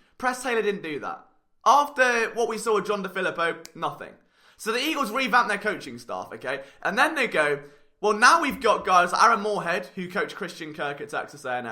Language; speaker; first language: English; native; English